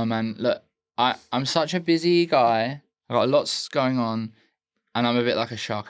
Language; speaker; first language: English; native; English